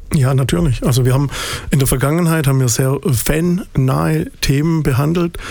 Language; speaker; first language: German; native; German